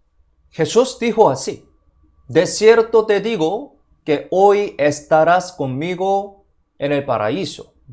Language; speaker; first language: Spanish; non-native, fluent; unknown